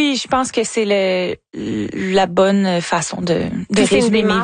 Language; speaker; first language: French; native; French